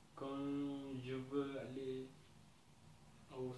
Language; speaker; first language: French; non-native, learner; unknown